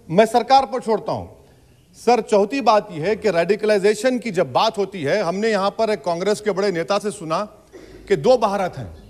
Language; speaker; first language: Hindi; non-native, local second language; Urdu